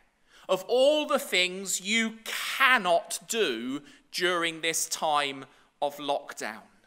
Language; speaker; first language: English; native; English